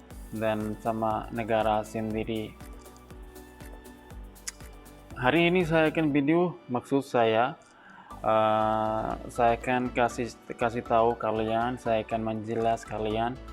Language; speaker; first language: Indonesian; non-native, learner; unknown